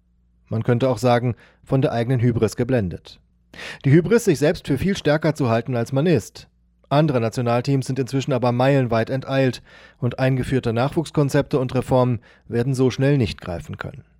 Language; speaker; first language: German; native; German